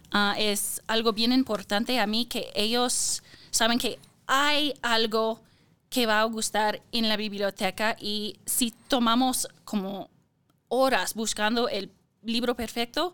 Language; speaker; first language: Spanish; non-native, fluent; English